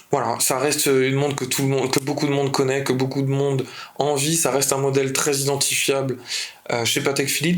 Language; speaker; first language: French; native; French